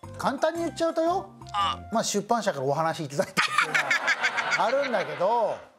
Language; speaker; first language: Japanese; native; Japanese